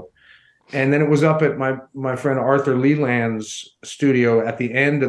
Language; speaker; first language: English; native; English